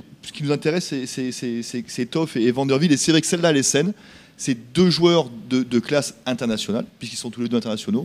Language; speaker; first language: French; native; French